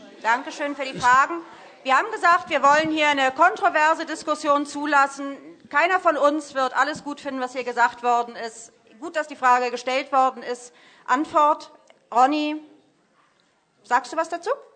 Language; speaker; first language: German; native; German